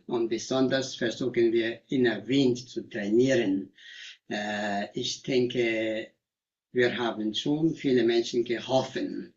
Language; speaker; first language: German; non-native, learner; Tibetan